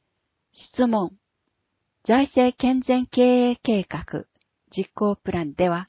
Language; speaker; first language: Japanese; native; Japanese